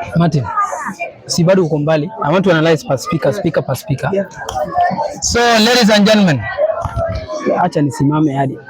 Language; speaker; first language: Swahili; non-native, fluent; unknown